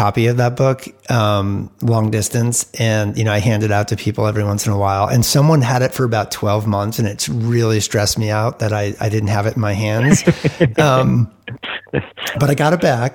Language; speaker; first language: English; native; English